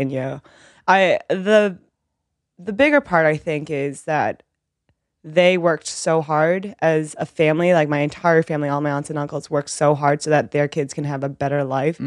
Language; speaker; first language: English; early bilingual, other home language; Vietnamese